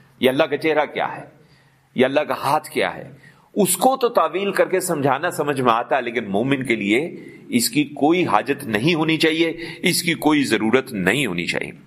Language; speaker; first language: Urdu; non-native, local second language; Punjabi